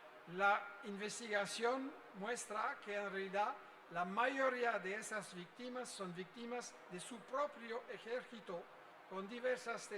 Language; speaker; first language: Spanish; non-native, fluent; French